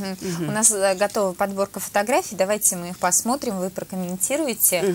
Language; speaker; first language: Russian; native; Russian